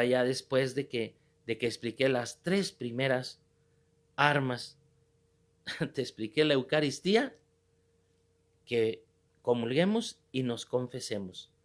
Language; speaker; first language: Spanish; native; Spanish